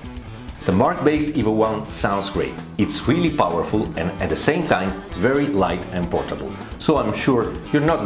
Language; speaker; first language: English; non-native, fluent; Italian